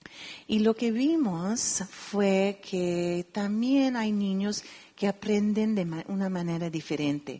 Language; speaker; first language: Spanish; early bilingual, heritage; Spanish